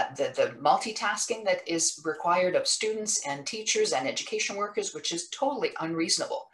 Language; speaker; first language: English; non-native, local second language; French